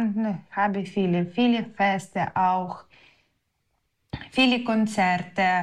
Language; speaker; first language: German; non-native, learner; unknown